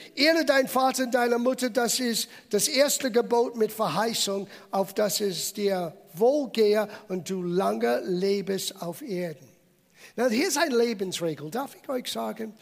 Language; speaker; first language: German; non-native, fluent; English